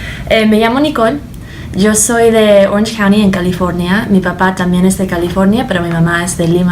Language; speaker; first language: Spanish; early bilingual, heritage; Spanish